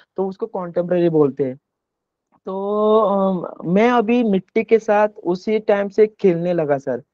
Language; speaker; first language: Hindi; non-native, local second language; Konkani